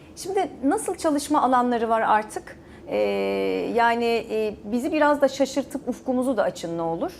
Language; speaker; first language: Turkish; native; Turkish